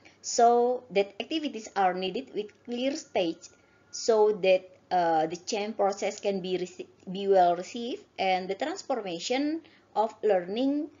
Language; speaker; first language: English; non-native, learner; Indonesian